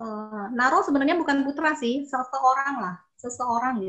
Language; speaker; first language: Indonesian; native; Indonesian